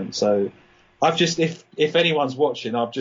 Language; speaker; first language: English; native; English